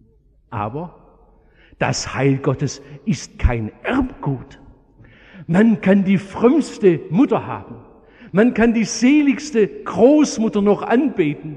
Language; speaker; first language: German; native; German